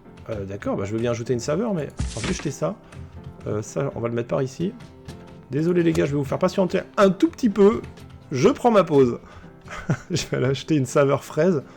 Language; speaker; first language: French; native; French